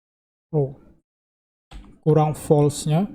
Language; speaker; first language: Indonesian; native; Indonesian